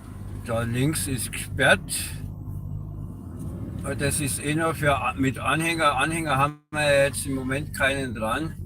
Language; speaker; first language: German; native; German